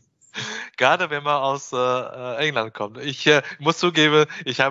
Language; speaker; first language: German; non-native, fluent; Chinese